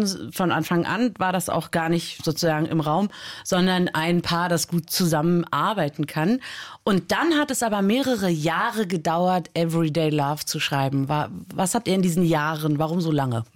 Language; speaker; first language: German; native; German